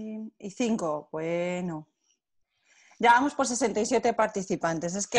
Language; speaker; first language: Spanish; native; Spanish